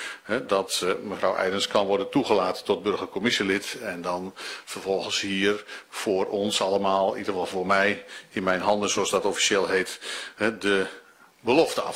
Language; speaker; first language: Dutch; native; Dutch